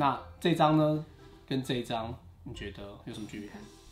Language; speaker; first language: Chinese; native; Chinese